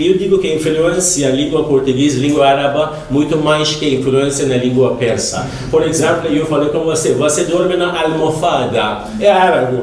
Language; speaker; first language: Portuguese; non-native, learner; Persian